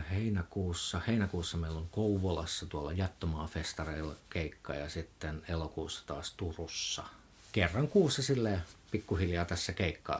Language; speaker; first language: Finnish; native; Finnish